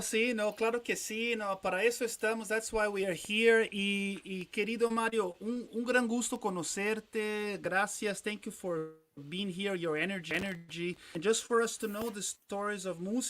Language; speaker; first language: Spanish; non-native, fluent; Portuguese